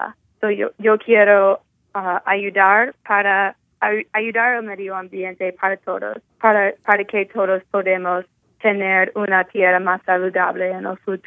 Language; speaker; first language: Spanish; non-native, learner; English